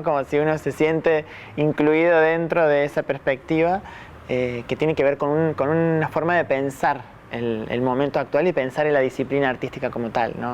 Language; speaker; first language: Spanish; native; Spanish